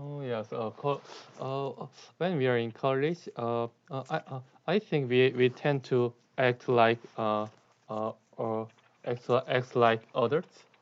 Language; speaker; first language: English; non-native, learner; Korean